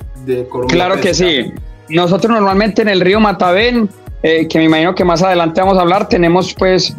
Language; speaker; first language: Spanish; native; Spanish